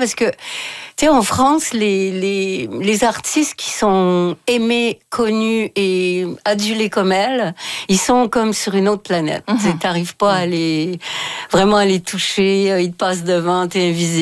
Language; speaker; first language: French; native; French